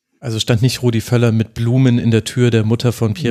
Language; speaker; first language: German; native; German